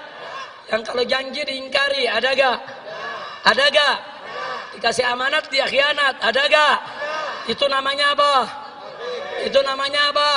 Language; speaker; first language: Indonesian; native; Indonesian